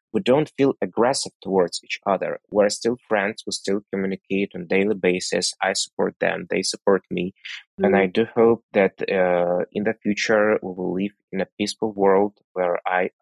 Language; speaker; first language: English; non-native, fluent; Russian